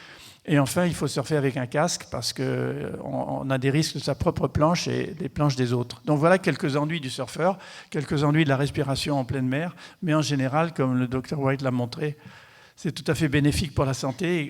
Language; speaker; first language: French; native; French